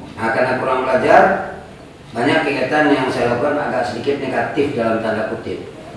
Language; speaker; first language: Indonesian; non-native, local second language; Minangkabau